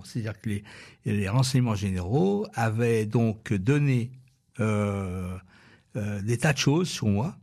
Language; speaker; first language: French; native; French